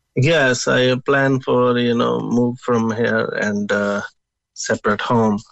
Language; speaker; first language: English; non-native, local second language; Punjabi